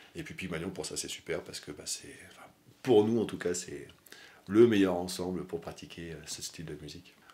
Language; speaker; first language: French; native; French